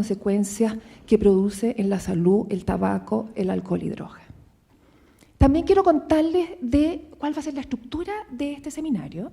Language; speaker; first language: Spanish; native; Spanish